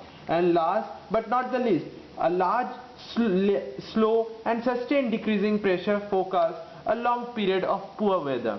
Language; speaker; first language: English; non-native, local second language; Bangla